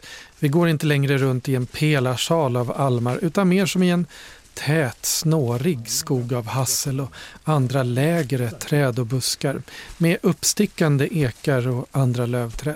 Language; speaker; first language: Swedish; native; Swedish